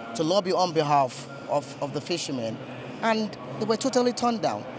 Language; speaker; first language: English; non-native, local second language; Yoruba